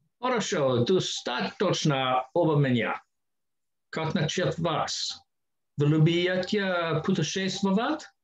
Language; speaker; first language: Russian; non-native, learner; English